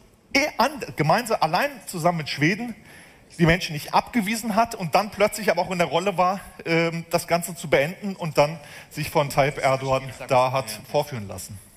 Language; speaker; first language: German; native; German